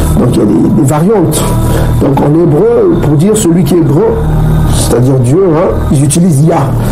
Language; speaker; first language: French; non-native, local second language; Kongo